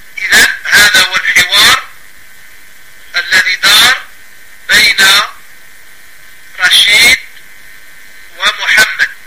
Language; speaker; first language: Arabic; non-native, fluent; French